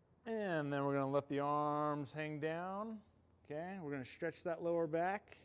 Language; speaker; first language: English; native; English